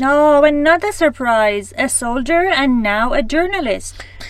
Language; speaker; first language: English; non-native, fluent; Persian